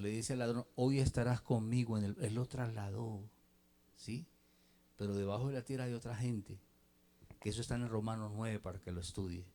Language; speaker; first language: Spanish; native; Spanish